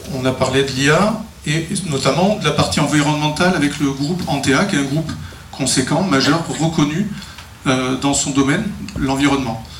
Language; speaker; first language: French; native; French